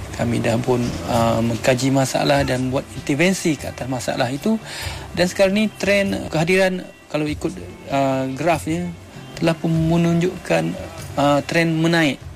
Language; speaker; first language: Malay; non-native, local second language; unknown